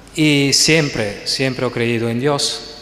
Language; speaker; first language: Spanish; non-native, fluent; Italian